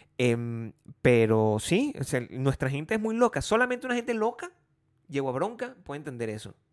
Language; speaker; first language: Spanish; native; Spanish